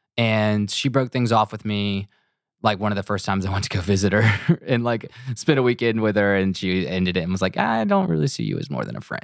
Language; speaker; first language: English; native; English